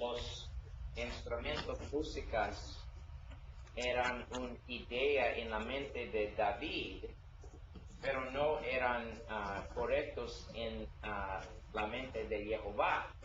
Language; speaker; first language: Spanish; non-native, learner; English